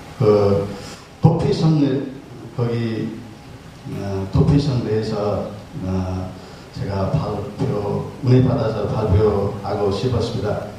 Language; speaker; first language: Korean; non-native, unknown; Nepali